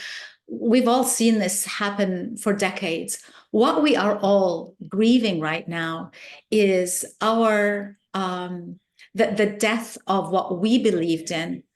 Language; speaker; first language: English; non-native, fluent; Arabic